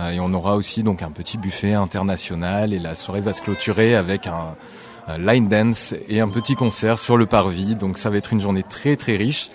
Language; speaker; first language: French; native; French